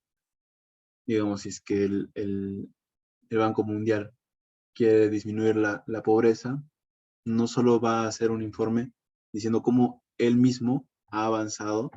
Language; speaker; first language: Spanish; native; Spanish